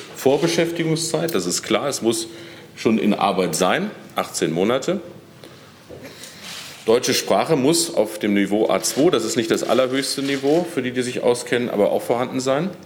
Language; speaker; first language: German; native; German